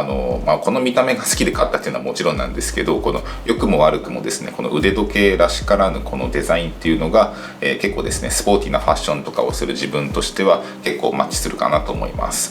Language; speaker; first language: Japanese; native; Japanese